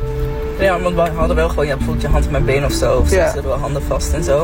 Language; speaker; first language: Dutch; native; Dutch